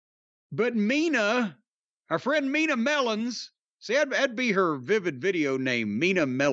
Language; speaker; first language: English; native; English